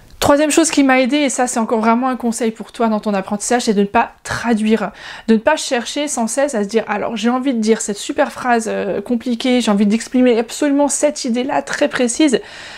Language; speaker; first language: French; native; French